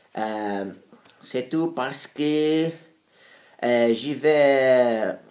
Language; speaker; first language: French; non-native, fluent; Portuguese